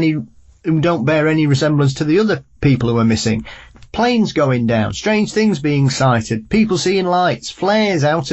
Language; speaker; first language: English; native; English